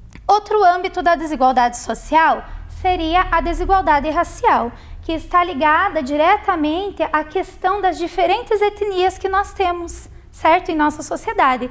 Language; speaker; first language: Portuguese; native; Portuguese